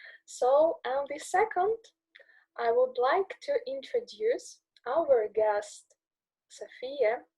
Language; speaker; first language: English; non-native, learner; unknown